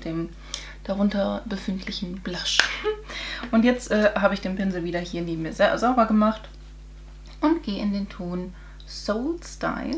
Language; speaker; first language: German; native; German